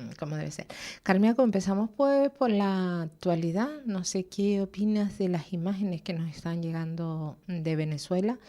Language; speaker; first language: Spanish; native; Spanish